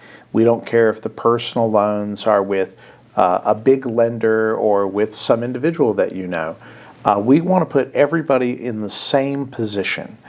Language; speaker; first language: English; native; English